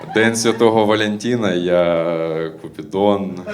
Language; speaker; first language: Ukrainian; native; Ukrainian